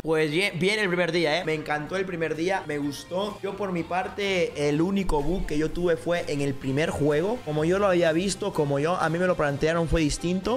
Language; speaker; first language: Spanish; native; Spanish